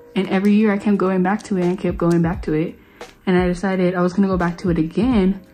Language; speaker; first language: English; native; English